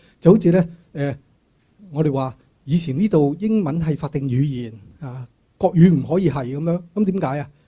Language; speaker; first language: Cantonese; native; Cantonese